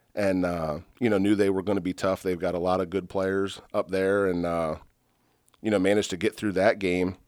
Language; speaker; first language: English; native; English